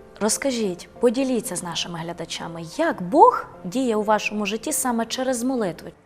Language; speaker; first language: Ukrainian; native; Ukrainian